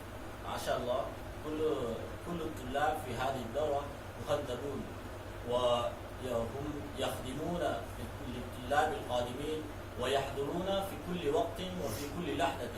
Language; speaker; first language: Arabic; non-native, learner; Urdu